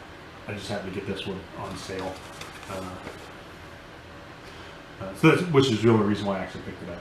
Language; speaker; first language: English; native; English